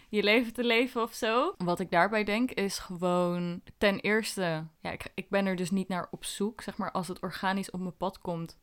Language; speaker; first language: Dutch; early bilingual, other home language; Indonesian